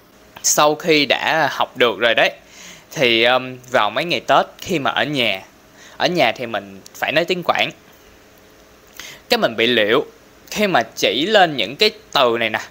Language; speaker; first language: Vietnamese; non-native, local second language; Cantonese